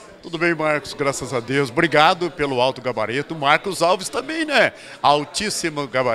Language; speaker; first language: Portuguese; native; Portuguese